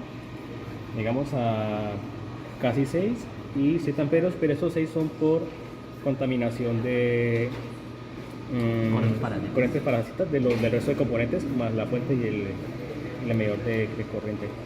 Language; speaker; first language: Spanish; native; Spanish